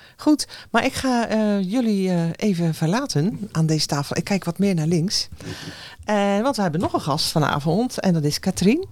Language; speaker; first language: Dutch; native; Dutch